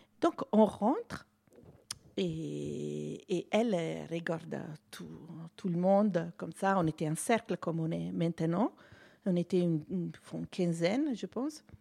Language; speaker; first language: French; non-native, fluent; Italian